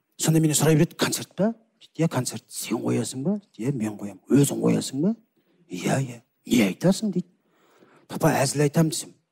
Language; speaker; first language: Kazakh; native; Kazakh